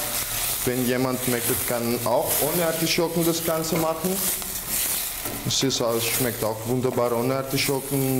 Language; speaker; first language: German; non-native, fluent; Greek